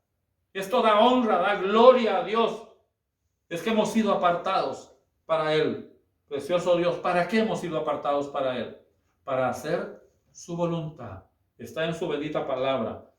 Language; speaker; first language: Spanish; native; Spanish